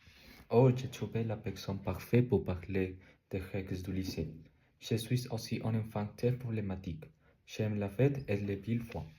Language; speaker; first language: French; non-native, learner; Spanish